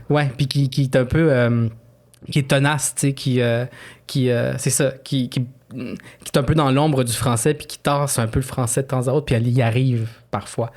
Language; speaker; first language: French; early bilingual, other home language; Spanish